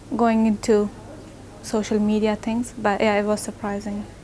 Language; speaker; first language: English; non-native, fluent; Arabic